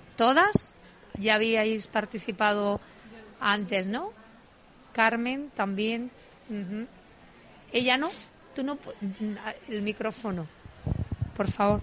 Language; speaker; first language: Spanish; native; Spanish